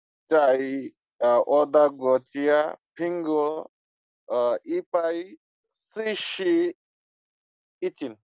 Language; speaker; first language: Chinese; non-native, learner; Bangla